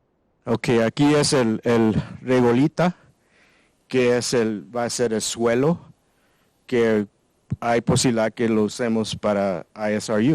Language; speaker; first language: Spanish; non-native, learner; English